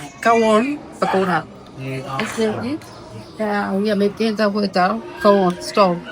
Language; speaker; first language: English; non-native, learner; Burmese